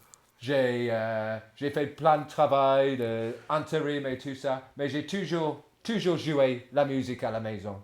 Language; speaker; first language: French; non-native, fluent; English